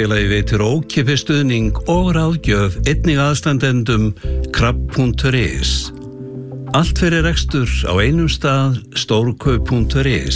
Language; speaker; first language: Icelandic; native; Icelandic